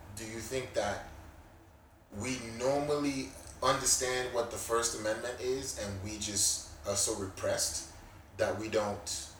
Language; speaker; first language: English; native; English